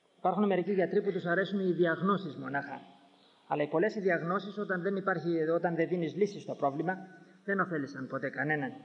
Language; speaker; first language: Greek; native; Greek